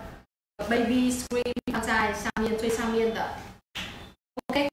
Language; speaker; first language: Chinese; non-native, fluent; Vietnamese